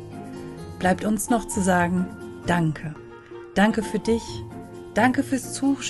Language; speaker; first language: German; native; German